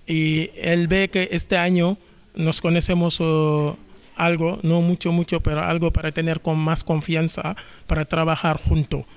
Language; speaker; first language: Spanish; non-native, fluent; Wolof